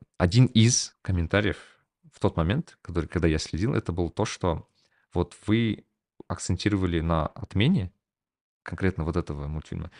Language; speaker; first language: Russian; non-native, local second language; Kazakh